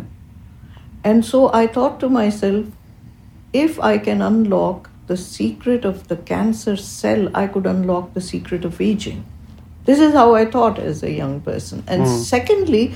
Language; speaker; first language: English; non-native, local second language; Urdu